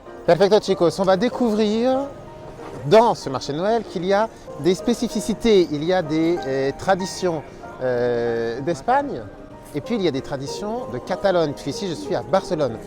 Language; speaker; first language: French; native; French